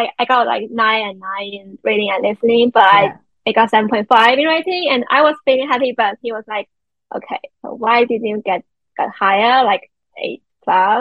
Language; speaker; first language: English; non-native, fluent; Chinese